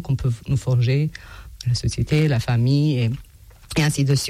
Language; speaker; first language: French; non-native, fluent; Serbian